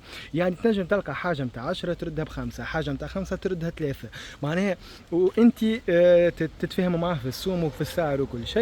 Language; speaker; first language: Arabic; native; Arabic